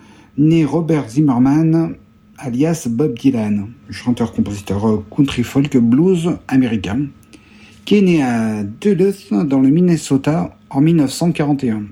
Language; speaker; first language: French; native; French